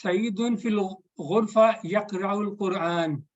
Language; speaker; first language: Arabic; non-native, learner; Urdu